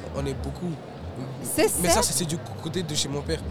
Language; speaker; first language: French; native; French